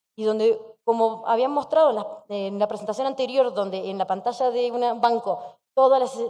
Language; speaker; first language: Spanish; native; Spanish